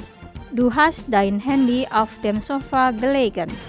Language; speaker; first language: German; non-native, learner; Indonesian